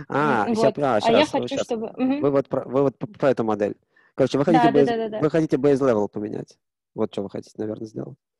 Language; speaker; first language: Russian; native; Russian